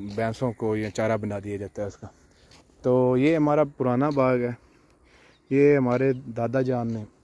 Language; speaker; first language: Urdu; non-native, local second language; Punjabi